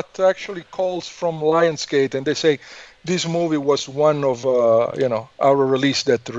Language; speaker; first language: English; non-native, fluent; Italian